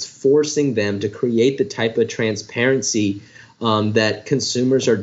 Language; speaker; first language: English; native; English